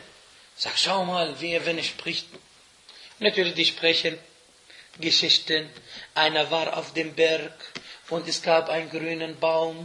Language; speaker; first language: German; non-native, fluent; Arabic